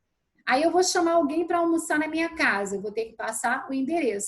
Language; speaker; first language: Portuguese; native; Portuguese